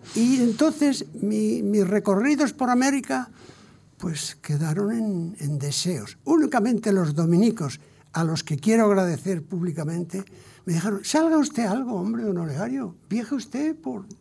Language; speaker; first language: Spanish; native; Spanish